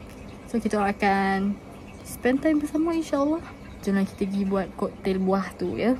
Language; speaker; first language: Malay; native; Malay